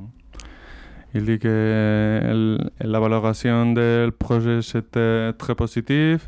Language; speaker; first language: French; non-native, learner; Spanish